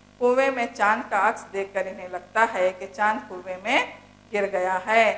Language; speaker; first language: Urdu; native; Urdu